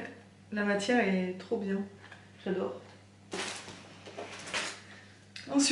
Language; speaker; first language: French; native; French